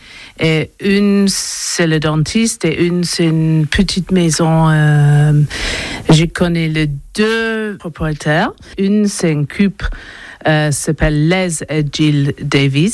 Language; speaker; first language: French; non-native, learner; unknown